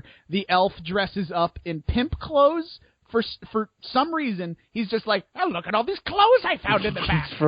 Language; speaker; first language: English; native; English